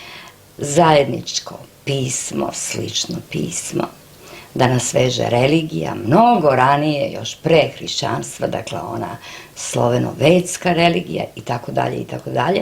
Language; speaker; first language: Bosnian; native; Bosnian